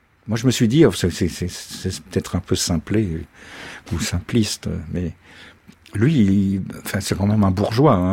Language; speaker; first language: French; native; French